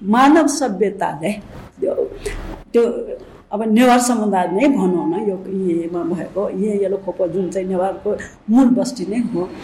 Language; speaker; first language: Nepali; non-native, local second language; Newari